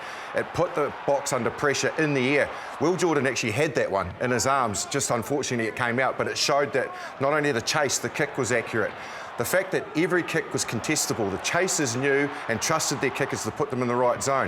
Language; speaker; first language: English; native; English